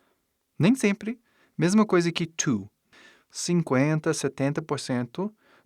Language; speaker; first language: Portuguese; non-native, fluent; English